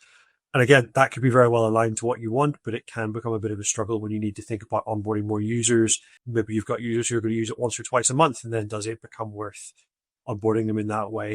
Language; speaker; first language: English; native; English